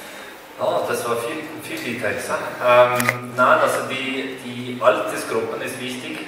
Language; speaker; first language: German; non-native, fluent; Norwegian